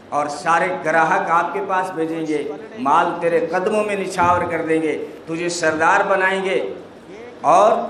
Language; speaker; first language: Urdu; non-native, local second language; Gujarati